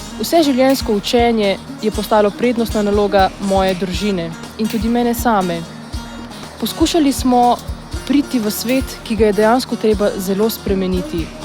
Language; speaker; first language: Slovenian; non-native, local second language; Bosnian